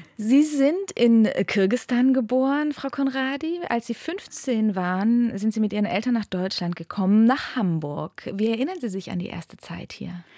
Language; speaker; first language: German; native; German